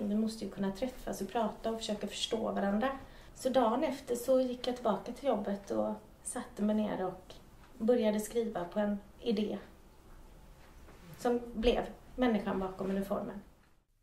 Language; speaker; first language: Swedish; native; Swedish